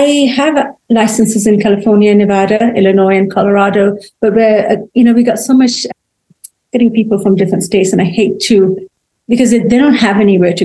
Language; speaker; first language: English; native; English